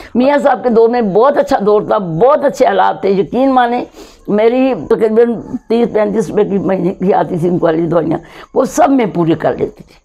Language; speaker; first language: Urdu; non-native, local second language; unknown